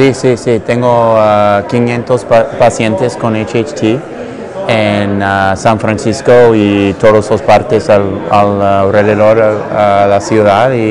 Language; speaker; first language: Spanish; non-native, learner; English